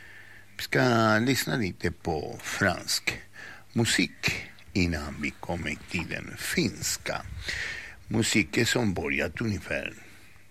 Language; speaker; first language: Swedish; non-native, fluent; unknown